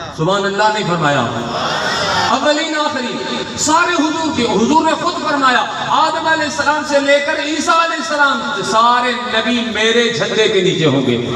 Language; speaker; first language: Urdu; non-native, local second language; Sindhi